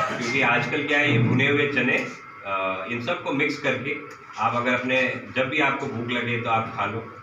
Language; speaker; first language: Hindi; native; Hindi